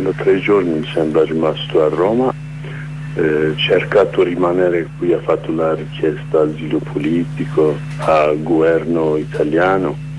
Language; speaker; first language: Italian; non-native, fluent; Kurdish